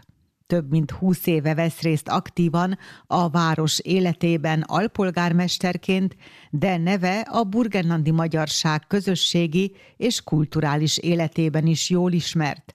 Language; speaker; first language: Hungarian; native; Hungarian